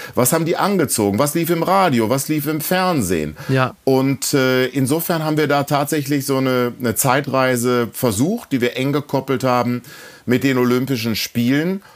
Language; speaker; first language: German; native; German